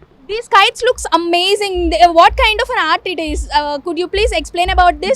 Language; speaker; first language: English; non-native, local second language; Telugu